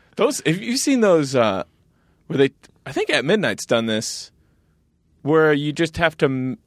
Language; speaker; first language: English; native; English